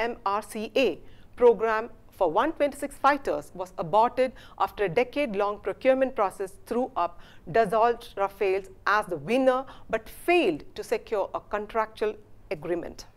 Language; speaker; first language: English; non-native, local second language; Malayalam